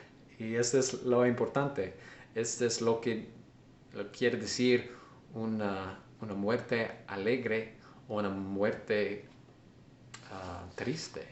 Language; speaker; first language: Spanish; non-native, learner; English